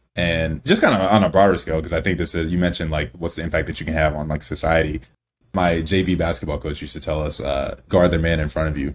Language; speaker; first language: English; early bilingual, other home language; Igbo